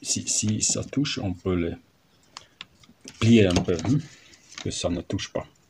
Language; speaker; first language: French; non-native, learner; German